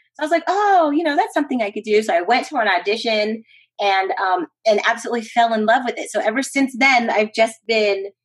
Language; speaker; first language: English; early bilingual, other home language; Spanish